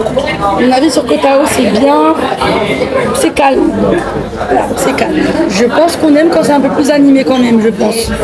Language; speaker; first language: French; native; French